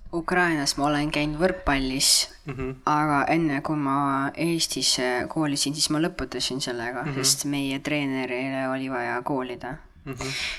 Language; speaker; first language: Estonian; non-native, fluent; Ukrainian